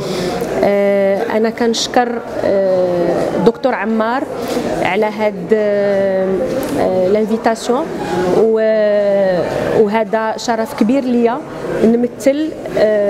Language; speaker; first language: Arabic; native; Arabic